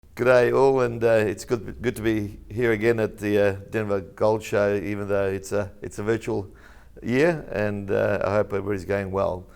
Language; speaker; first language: English; native; English